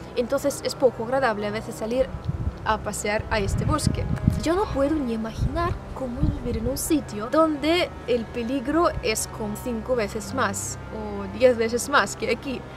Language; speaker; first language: Spanish; non-native, fluent; Russian